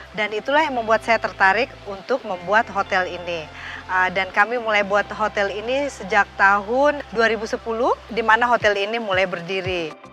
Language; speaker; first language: Indonesian; native; Indonesian